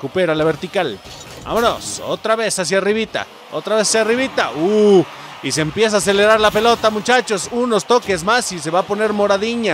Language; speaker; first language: Spanish; native; Spanish